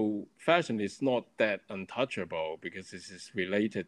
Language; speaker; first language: English; non-native, local second language; Cantonese